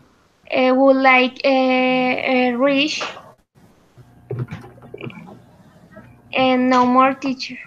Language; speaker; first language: English; non-native, learner; Spanish